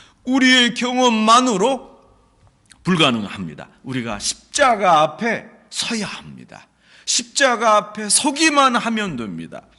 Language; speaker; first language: Korean; native; Korean